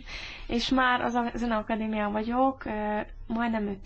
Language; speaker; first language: Hungarian; early bilingual, heritage; English